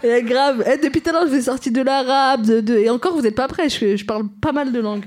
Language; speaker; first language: French; early bilingual, other home language; Arabic